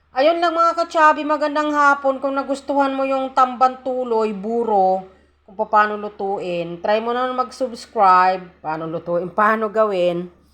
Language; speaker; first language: Filipino; native; Filipino